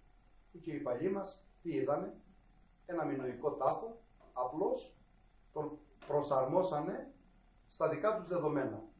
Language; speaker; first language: Greek; native; Greek